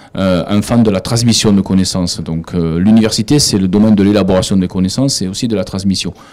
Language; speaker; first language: French; native; French